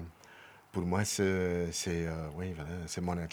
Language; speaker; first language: French; non-native, local second language; Dutch